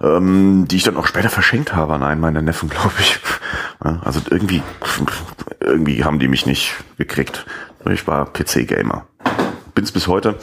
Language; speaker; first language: German; native; German